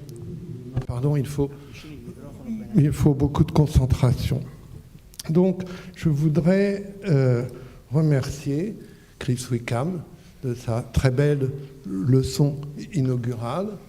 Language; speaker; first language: French; native; French